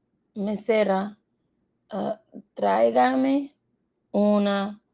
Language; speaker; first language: Spanish; non-native, learner; English